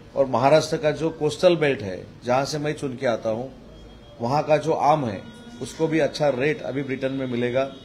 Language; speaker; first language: Hindi; non-native, local second language; Marathi